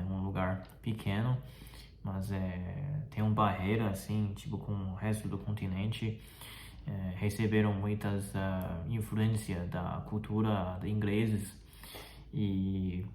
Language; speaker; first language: Portuguese; non-native, fluent; Chinese